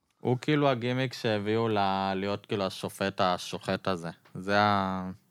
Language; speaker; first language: Hebrew; native; Hebrew